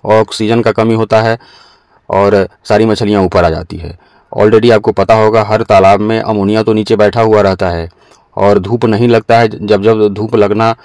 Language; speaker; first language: Hindi; native; Hindi